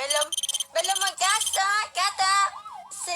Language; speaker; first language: Indonesian; non-native, learner; Vietnamese